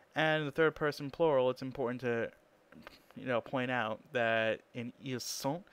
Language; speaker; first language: English; native; English